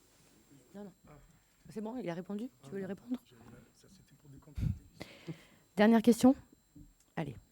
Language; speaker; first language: French; native; French